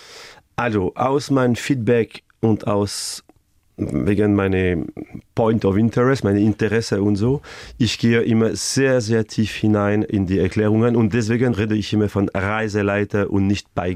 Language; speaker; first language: German; non-native, fluent; French